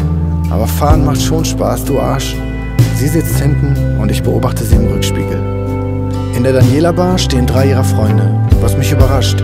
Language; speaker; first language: German; native; German